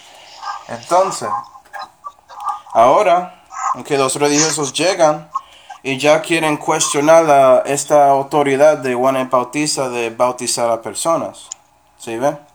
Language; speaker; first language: Spanish; non-native, fluent; English